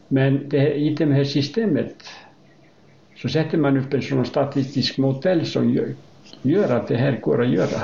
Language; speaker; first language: Swedish; non-native, fluent; Icelandic